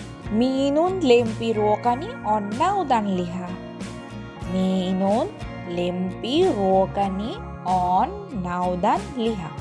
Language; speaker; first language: Finnish; non-native, learner; Bangla